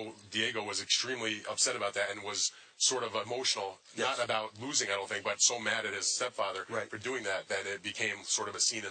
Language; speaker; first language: English; native; English